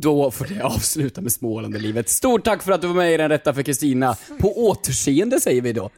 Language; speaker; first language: Swedish; native; Swedish